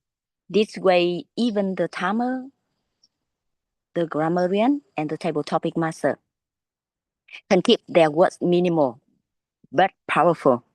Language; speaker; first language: English; non-native, learner; Vietnamese